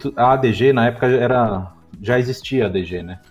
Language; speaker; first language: Portuguese; native; Portuguese